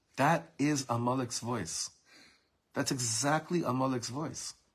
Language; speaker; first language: English; native; English